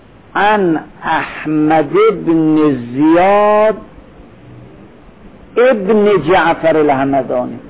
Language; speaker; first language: Persian; native; Persian